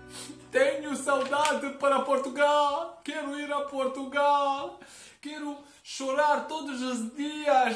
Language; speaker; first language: Portuguese; non-native, learner; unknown